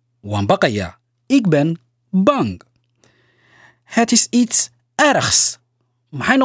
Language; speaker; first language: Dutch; non-native, learner; Somali